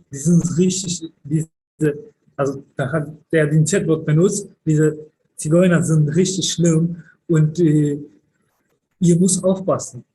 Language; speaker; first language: German; early bilingual, other home language; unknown